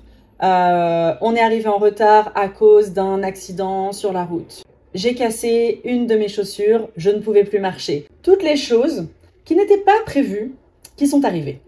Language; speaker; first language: French; native; French